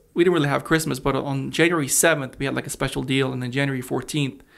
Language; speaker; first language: English; early bilingual, other home language; Russian